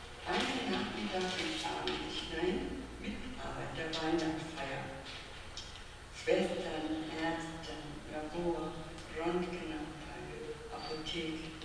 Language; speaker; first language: German; non-native, fluent; Korean